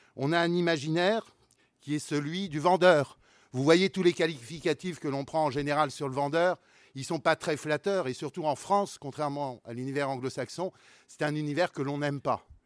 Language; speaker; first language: French; native; French